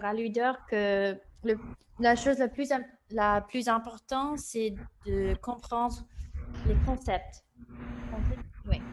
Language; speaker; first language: French; non-native, fluent; English